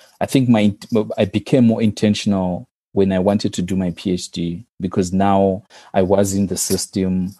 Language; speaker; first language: English; non-native, local second language; Shona